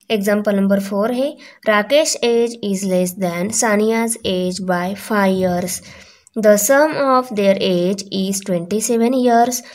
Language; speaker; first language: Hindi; non-native, local second language; Marathi